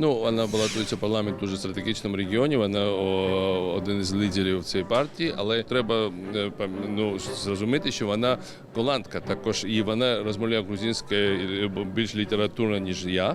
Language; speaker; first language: Ukrainian; non-native, learner; Georgian